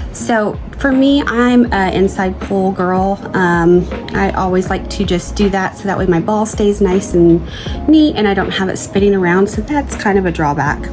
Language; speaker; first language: English; native; English